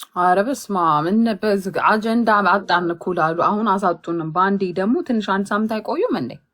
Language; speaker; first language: Amharic; native; Amharic